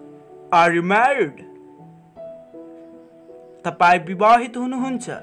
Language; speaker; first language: English; non-native, learner; Nepali